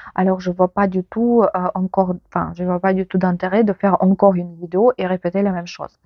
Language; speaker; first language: French; non-native, fluent; Ukrainian